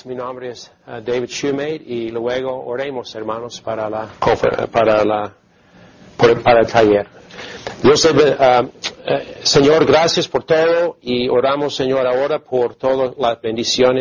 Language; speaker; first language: Spanish; non-native, fluent; English